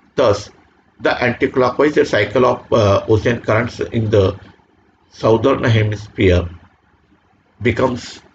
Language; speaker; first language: English; non-native, local second language; Marathi